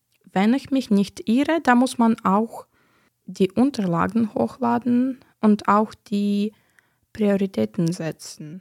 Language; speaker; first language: German; non-native, fluent; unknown